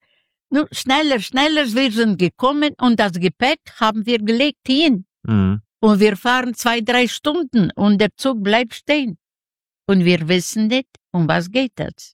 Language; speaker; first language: German; non-native, fluent; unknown